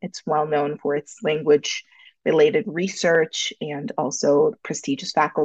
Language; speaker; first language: English; early bilingual, other home language; Korean